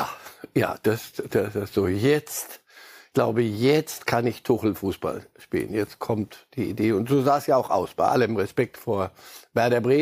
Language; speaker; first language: German; native; German